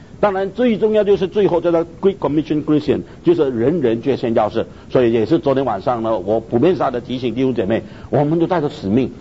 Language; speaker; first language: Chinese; native; Chinese